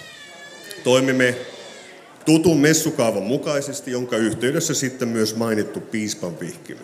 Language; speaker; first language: Finnish; native; Finnish